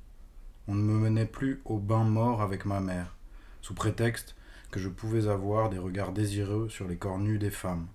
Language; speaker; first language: French; native; French